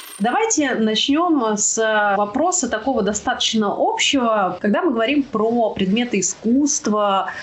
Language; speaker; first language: Russian; native; Russian